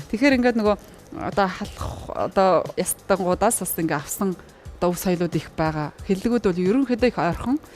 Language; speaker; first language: Mongolian; native; Mongolian